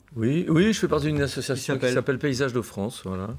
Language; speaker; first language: French; native; French